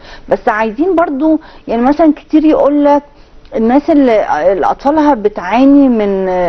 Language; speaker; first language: Arabic; native; Arabic